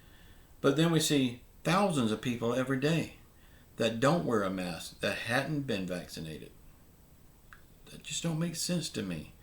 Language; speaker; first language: English; native; English